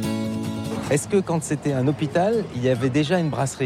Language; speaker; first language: French; native; French